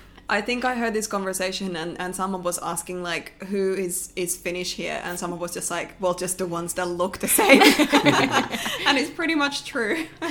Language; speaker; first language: English; non-native, fluent; Finnish